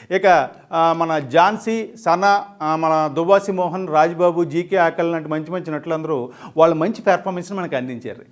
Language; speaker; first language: Telugu; native; Telugu